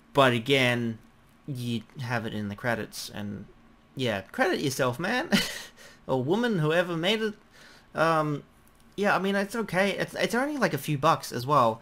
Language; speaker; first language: English; native; English